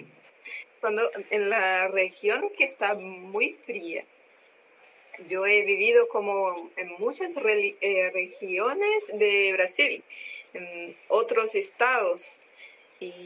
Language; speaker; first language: Spanish; non-native, learner; Portuguese